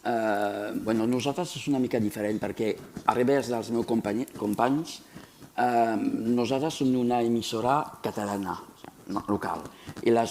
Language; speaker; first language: Catalan; non-native, fluent; French